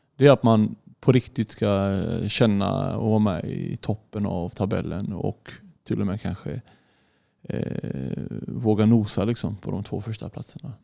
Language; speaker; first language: Swedish; early bilingual, other home language; Arabic